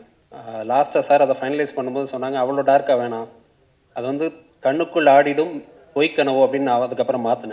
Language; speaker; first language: Tamil; native; Tamil